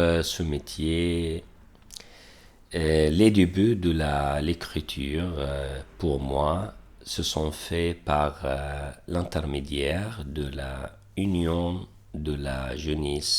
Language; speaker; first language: French; non-native, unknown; Arabic